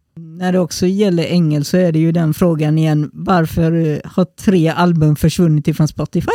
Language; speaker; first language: Swedish; native; Swedish